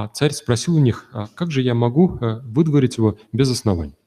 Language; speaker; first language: Russian; native; Russian